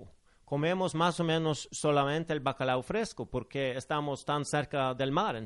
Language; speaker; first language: Spanish; non-native, fluent; Norwegian